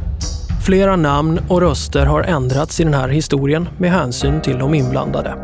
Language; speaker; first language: Swedish; native; Swedish